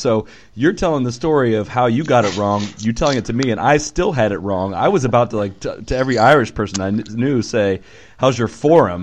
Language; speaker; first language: English; native; English